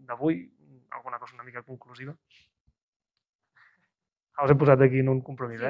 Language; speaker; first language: Catalan; native; Catalan